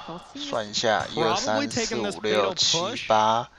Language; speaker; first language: Chinese; native; Chinese